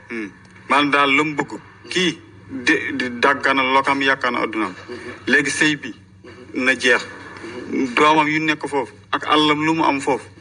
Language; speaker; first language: Wolof; non-native, local second language; Fula